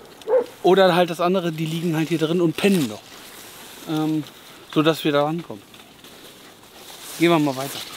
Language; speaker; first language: German; native; German